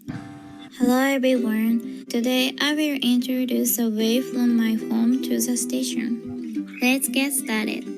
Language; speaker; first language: English; non-native, learner; Japanese